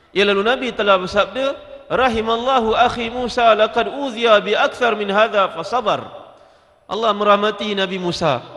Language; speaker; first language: Malay; native; Malay